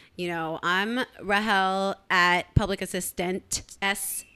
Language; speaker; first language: English; early bilingual, other home language; Tigrinya